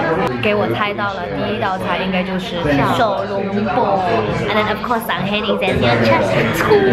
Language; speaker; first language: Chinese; early bilingual, heritage; Chinese